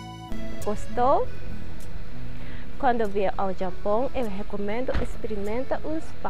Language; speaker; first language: Portuguese; non-native, learner; Japanese